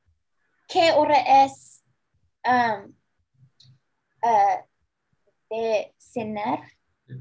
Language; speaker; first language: Spanish; non-native, learner; English